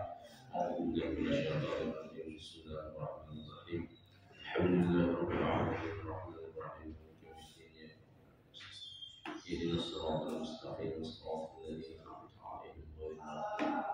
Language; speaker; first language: Arabic; non-native, fluent; Indonesian